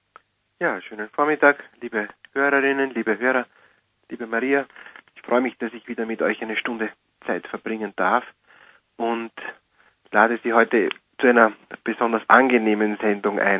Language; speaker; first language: German; native; German